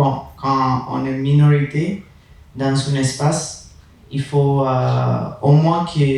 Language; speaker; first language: French; non-native, fluent; Spanish